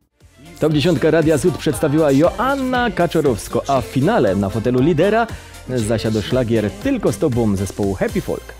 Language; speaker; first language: Polish; native; Polish